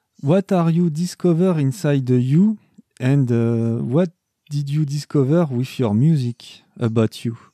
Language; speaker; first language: English; non-native, learner; French